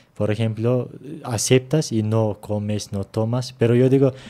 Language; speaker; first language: Spanish; non-native, fluent; Turkish